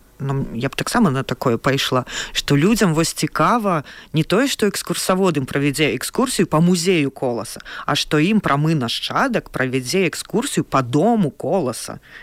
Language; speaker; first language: Belarusian; native; Belarusian